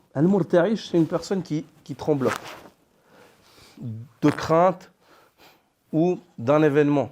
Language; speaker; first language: French; native; French